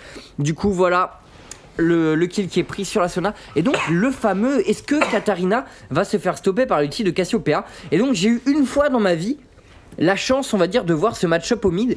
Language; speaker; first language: French; native; French